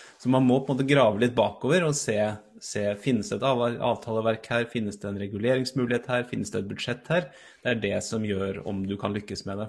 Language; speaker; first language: Norwegian; native; Norwegian